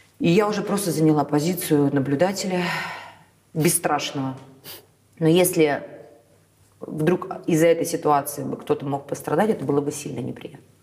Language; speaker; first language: Russian; native; Russian